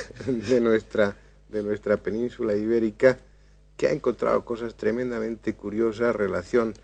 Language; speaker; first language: Spanish; native; Spanish